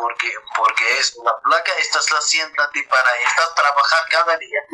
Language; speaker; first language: Spanish; non-native, learner; Arabic